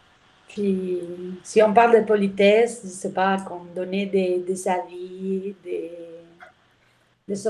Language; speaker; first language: French; non-native, learner; Spanish